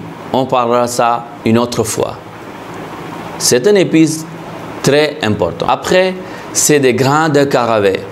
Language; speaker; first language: French; non-native, fluent; Hindi